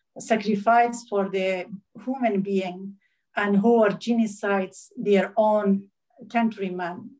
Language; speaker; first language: English; non-native, learner; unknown